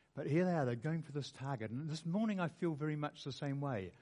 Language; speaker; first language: English; native; English